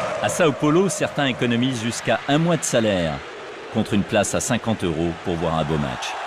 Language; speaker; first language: French; native; French